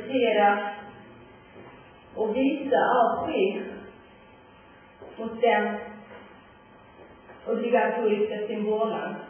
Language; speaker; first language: Swedish; non-native, learner; Persian